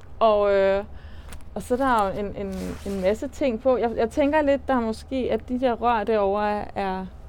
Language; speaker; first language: Danish; native; Danish